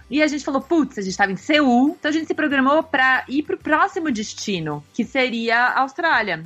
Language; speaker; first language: Portuguese; native; Portuguese